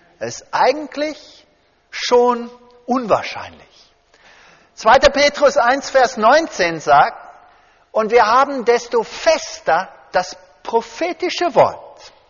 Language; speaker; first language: German; early bilingual, heritage; German